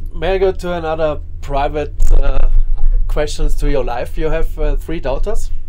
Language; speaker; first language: English; non-native, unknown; German